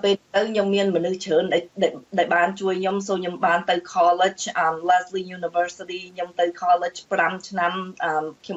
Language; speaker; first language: Khmer; early bilingual, heritage; Khmer